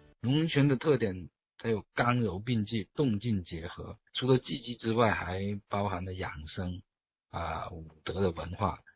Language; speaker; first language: Chinese; native; Chinese